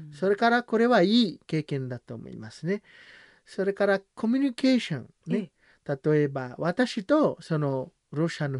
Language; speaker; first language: Japanese; non-native, learner; Samoan